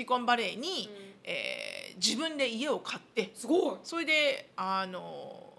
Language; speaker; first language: Japanese; native; Japanese